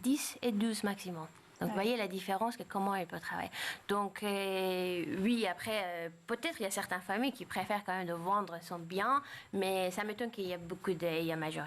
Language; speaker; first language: French; non-native, fluent; Persian